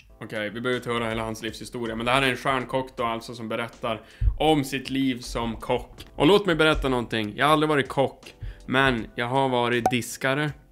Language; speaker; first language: Swedish; native; Swedish